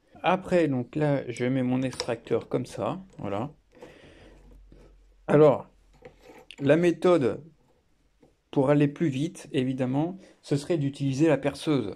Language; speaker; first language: French; native; French